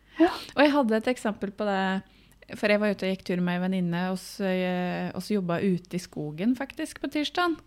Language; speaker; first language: Norwegian; native; Norwegian